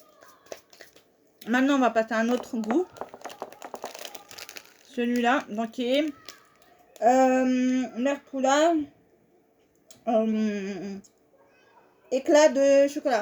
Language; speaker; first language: French; native; French